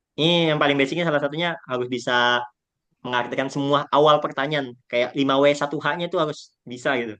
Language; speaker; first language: Indonesian; native; Indonesian